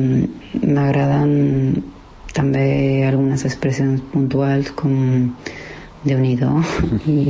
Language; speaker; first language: Catalan; non-native, fluent; Spanish